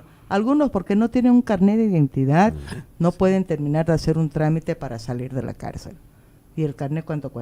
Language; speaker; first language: Spanish; native; Spanish